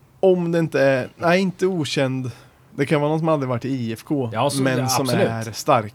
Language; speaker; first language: Swedish; native; Swedish